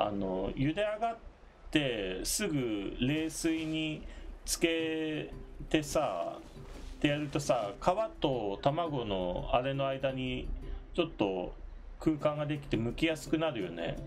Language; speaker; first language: Japanese; native; Japanese